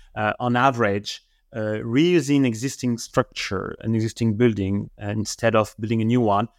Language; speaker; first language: English; non-native, fluent; French